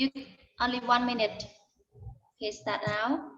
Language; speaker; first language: English; non-native, learner; Khmer